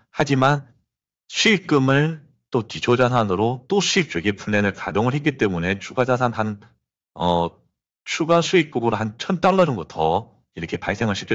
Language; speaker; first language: Korean; native; Korean